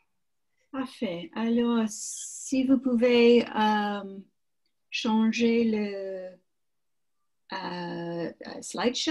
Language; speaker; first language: French; non-native, learner; English